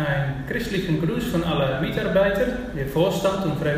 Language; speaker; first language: German; non-native, learner; Dutch